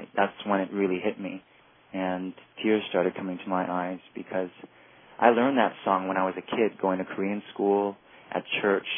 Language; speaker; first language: English; native; English